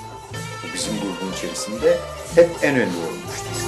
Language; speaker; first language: Turkish; native; Turkish